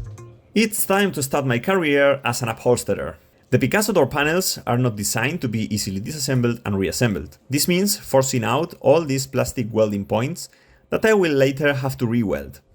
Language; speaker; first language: English; non-native, fluent; Spanish